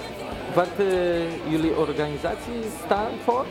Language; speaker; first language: Dutch; non-native, learner; Polish